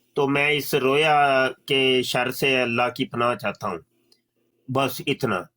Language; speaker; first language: Urdu; non-native, local second language; Punjabi